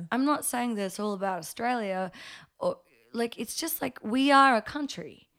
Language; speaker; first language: English; early bilingual, other home language; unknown